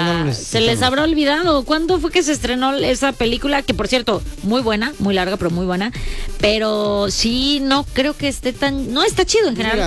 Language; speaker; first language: Spanish; native; Spanish